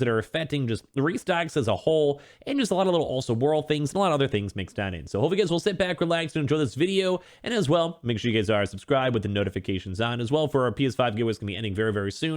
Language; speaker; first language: English; native; English